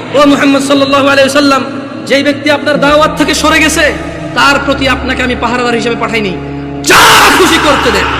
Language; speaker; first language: Bangla; early bilingual, heritage; Bangla